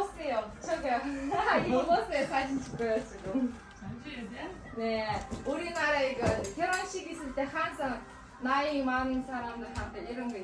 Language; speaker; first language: Korean; non-native, learner; Kazakh